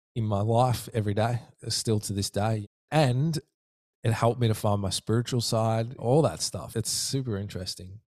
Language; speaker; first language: English; native; English